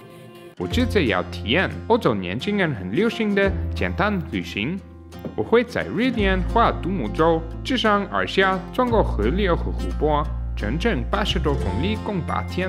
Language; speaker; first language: Chinese; native; Chinese